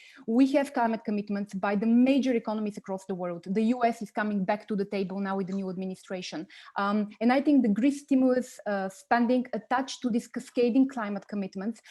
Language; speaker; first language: English; non-native, fluent; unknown